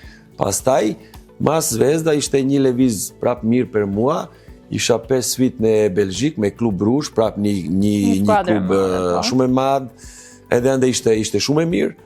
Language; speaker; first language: Albanian; non-native, learner; Serbian